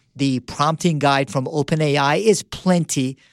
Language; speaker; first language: English; early bilingual, other home language; Persian